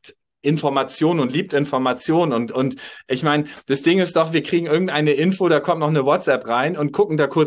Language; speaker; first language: German; native; German